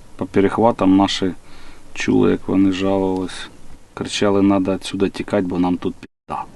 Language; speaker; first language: Ukrainian; native; Ukrainian